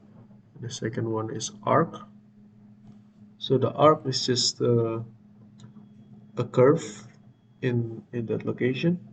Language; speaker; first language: English; non-native, fluent; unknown